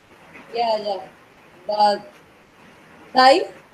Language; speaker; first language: English; non-native, learner; Spanish